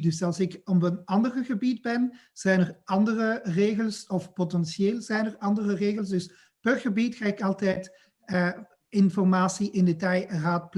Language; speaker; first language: Dutch; non-native, local second language; French